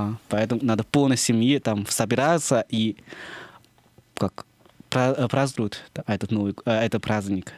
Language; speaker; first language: Russian; non-native, learner; Chinese